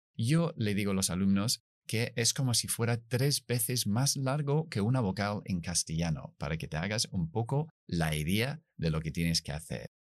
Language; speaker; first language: Spanish; non-native, fluent; English